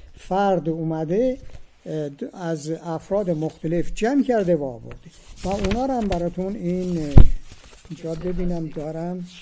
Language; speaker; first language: Persian; non-native, local second language; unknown